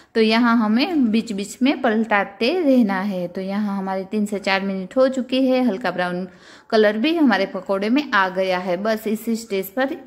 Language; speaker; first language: Hindi; non-native, local second language; Gujarati